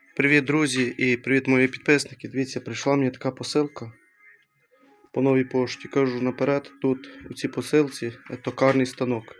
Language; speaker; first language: Ukrainian; native; Ukrainian